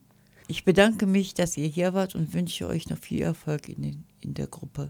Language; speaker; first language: German; native; German